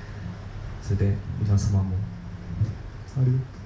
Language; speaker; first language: Japanese; non-native, learner; Korean